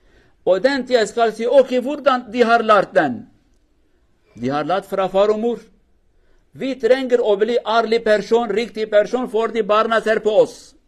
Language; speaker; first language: Norwegian; non-native, learner; Kurdish